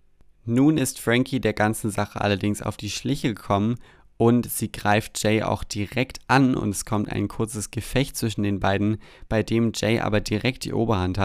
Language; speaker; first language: German; native; German